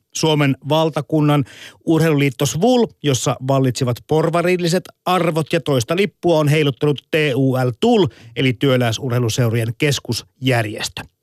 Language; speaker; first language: Finnish; native; Finnish